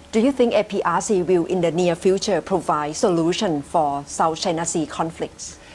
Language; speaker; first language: English; non-native, fluent; Thai